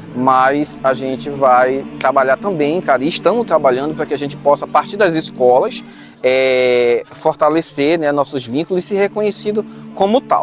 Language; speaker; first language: Portuguese; native; Portuguese